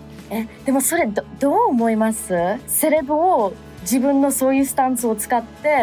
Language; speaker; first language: Japanese; early bilingual, other home language; English